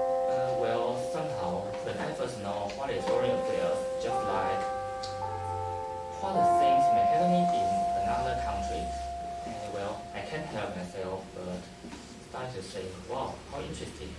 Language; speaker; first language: English; non-native, learner; Chinese